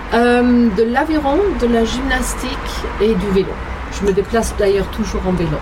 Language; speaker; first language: French; non-native, fluent; German